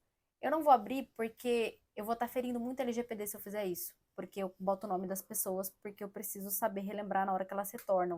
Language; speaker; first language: Portuguese; native; Portuguese